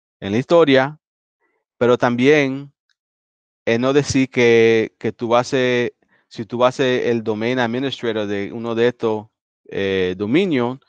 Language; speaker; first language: Spanish; early bilingual, heritage; Spanish